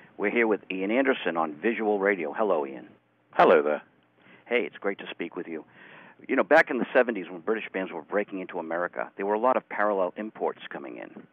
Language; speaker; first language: English; native; English